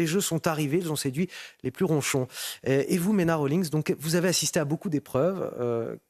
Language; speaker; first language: French; native; French